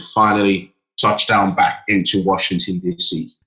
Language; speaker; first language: English; non-native, local second language; Yoruba